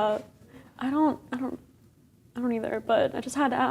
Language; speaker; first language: English; native; English